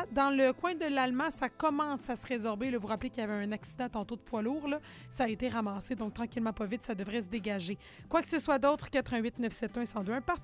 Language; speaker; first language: French; native; French